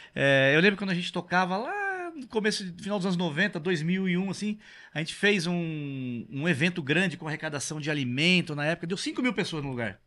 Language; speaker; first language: Portuguese; native; Portuguese